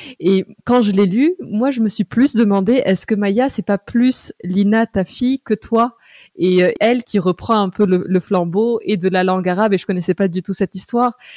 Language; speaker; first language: French; early bilingual, other home language; Arabic